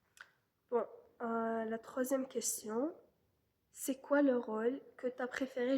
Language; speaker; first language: French; non-native, local second language; Arabic